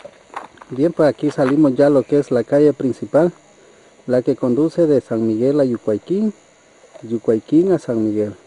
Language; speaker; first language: Spanish; native; Spanish